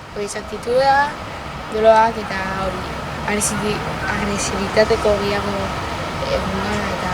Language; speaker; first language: Basque; non-native, local second language; Spanish